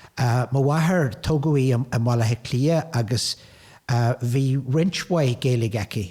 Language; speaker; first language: Irish; non-native, local second language; English